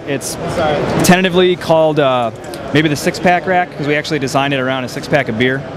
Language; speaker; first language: English; native; English